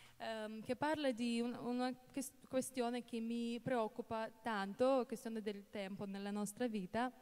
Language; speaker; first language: Italian; non-native, fluent; Russian